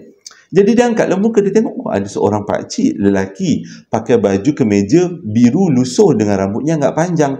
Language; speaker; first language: Malay; native; Malay